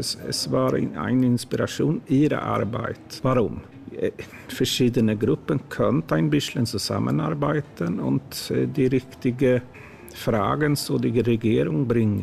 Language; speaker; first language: German; non-native, fluent; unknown